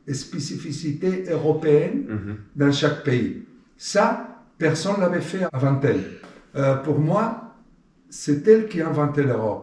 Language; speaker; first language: French; non-native, fluent; Spanish